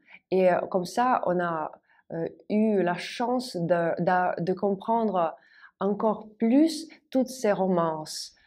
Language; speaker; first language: French; non-native, fluent; Russian